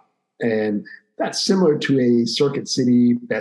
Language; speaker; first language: English; native; English